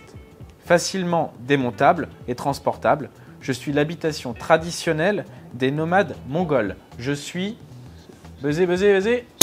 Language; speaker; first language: French; native; French